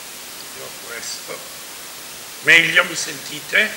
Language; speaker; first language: Italian; native; Italian